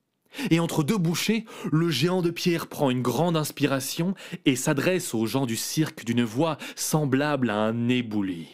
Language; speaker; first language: French; native; French